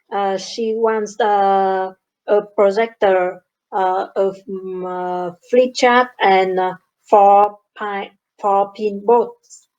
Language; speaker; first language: English; non-native, learner; Vietnamese